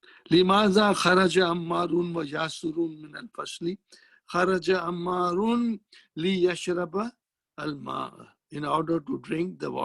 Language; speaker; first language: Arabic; non-native, fluent; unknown